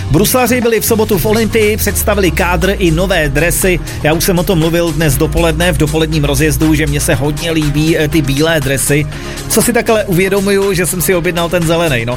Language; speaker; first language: Czech; native; Czech